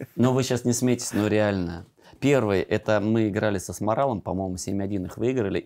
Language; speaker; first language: Russian; native; Russian